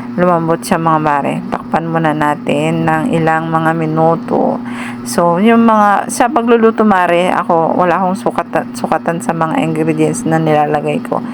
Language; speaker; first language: Filipino; non-native, local second language; Iloko